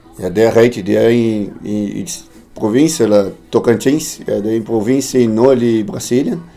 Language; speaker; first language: Danish; non-native, fluent; Portuguese